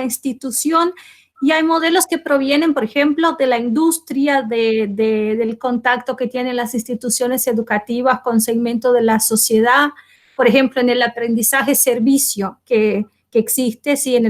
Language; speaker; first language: Spanish; non-native, fluent; Portuguese